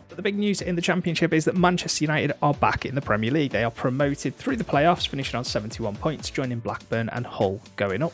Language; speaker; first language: English; native; English